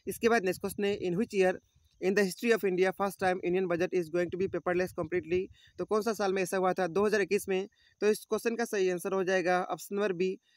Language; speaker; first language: Hindi; native; Hindi